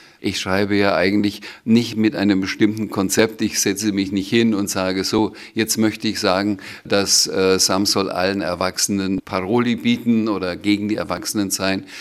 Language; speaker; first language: German; native; German